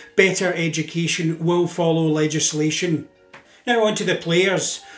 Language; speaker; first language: English; native; English